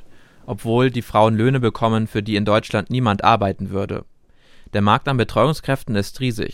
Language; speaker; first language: German; native; German